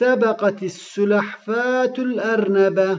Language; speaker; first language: Arabic; non-native, fluent; Turkish